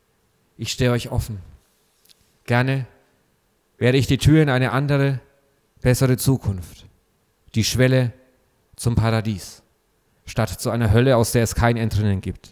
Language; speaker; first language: German; native; German